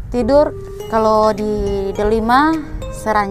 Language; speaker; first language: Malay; non-native, local second language; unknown